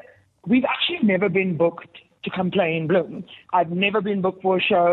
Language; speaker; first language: English; native; English